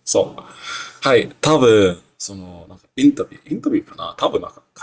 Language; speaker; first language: Japanese; non-native, learner; English